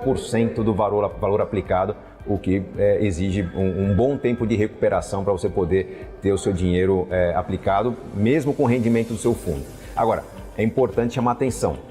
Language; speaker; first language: Portuguese; native; Portuguese